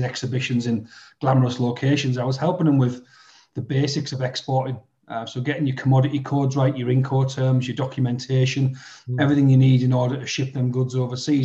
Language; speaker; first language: English; native; English